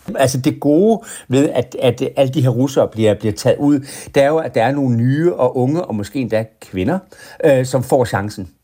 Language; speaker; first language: Danish; native; Danish